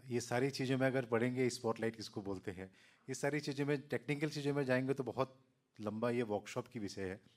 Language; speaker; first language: Hindi; non-native, local second language; Assamese